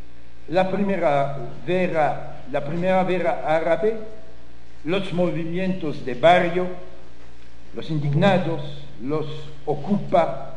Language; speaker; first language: Spanish; non-native, fluent; French